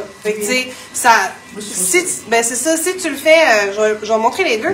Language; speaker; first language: French; native; French